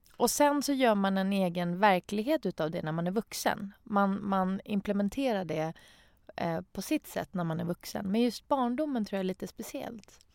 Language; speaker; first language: Swedish; early bilingual, other home language; Persian